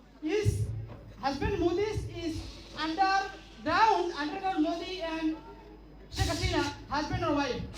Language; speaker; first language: English; non-native, learner; Bangla